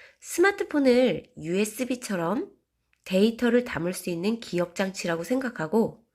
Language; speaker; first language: Korean; native; Korean